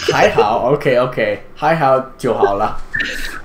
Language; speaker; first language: Chinese; non-native, fluent; English